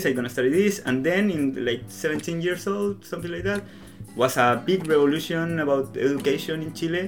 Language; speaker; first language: English; non-native, learner; Spanish